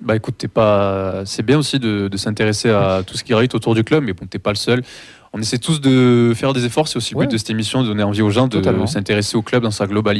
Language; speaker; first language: French; native; French